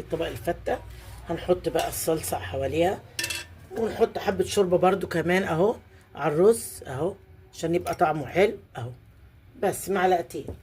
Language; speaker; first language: Arabic; native; Arabic